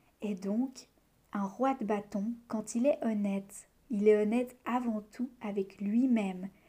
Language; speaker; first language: French; native; French